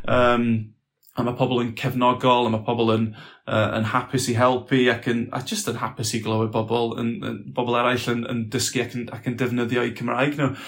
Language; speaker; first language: Welsh; non-native, local second language; English